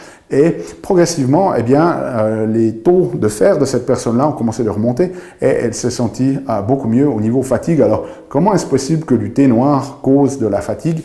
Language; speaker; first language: French; native; French